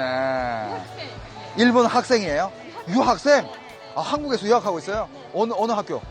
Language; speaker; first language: Korean; non-native, fluent; Chinese